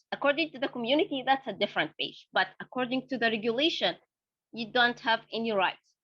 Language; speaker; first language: English; non-native, fluent; Arabic